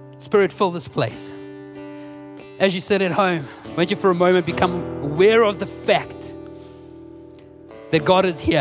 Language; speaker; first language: English; non-native, local second language; Afrikaans